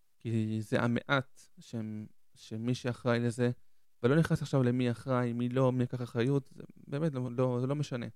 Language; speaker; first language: Hebrew; early bilingual, other home language; Spanish